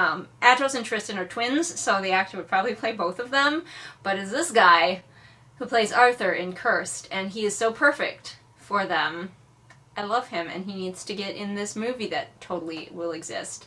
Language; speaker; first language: English; native; English